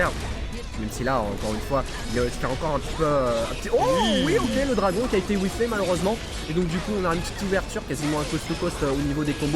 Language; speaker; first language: French; native; French